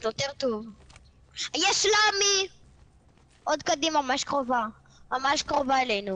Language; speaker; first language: Hebrew; native; Hebrew